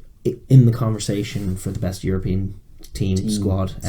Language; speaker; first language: English; native; English